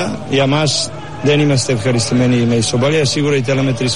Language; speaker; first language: Greek; non-native, learner; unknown